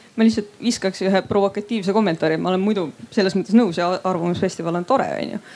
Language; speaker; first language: Estonian; non-native, local second language; Russian